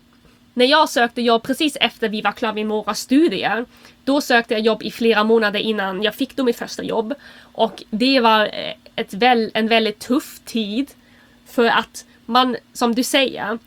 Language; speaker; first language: Swedish; non-native, fluent; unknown